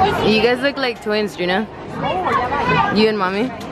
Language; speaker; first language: English; early bilingual, other home language; Spanish